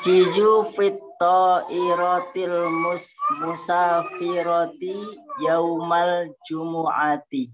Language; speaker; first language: Arabic; non-native, learner; Indonesian